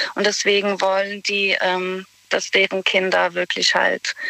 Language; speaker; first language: German; non-native, fluent; Bosnian